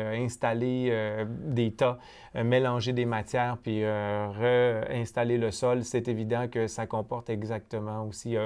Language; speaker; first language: French; native; French